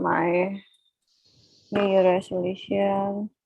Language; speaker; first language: English; non-native, learner; Indonesian